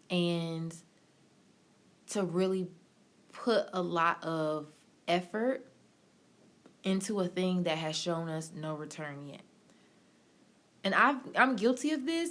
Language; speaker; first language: English; native; English